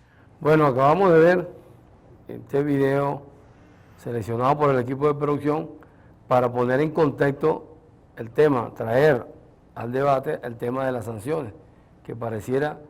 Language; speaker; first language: Spanish; native; Spanish